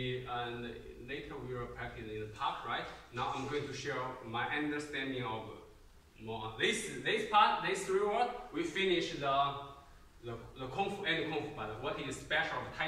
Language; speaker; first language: English; non-native, learner; Chinese